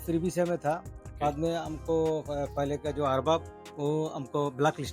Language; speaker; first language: Hindi; non-native, fluent; Bangla